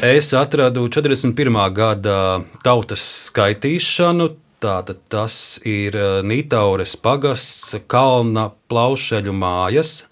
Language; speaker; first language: Latvian; native; Latvian